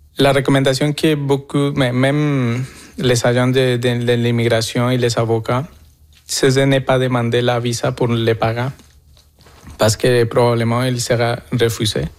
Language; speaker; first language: French; non-native, fluent; Spanish